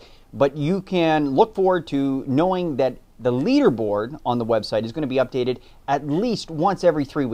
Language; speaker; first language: English; native; English